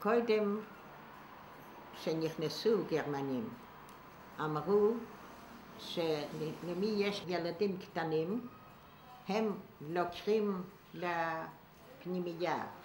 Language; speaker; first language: Hebrew; non-native, fluent; Yiddish